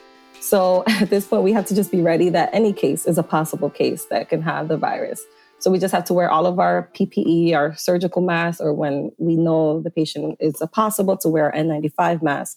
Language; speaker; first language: English; native; English